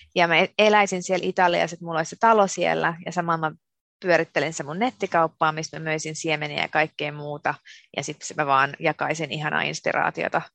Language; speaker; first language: Finnish; native; Finnish